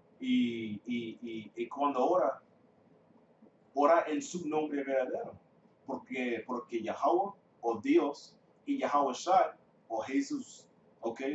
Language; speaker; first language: Spanish; non-native, fluent; English